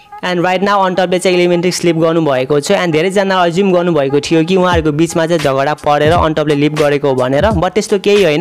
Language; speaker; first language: Nepali; native; Nepali